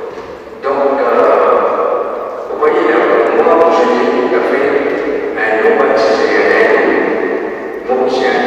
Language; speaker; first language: French; non-native, local second language; Morisyen